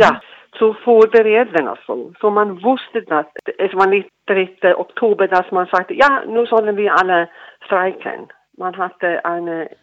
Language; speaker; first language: German; non-native, fluent; Icelandic